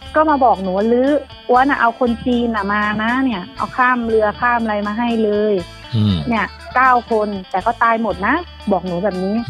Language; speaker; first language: Thai; native; Thai